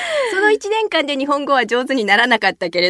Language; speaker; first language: Japanese; native; Japanese